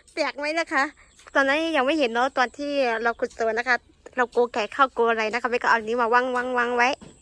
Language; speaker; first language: Thai; non-native, local second language; Shan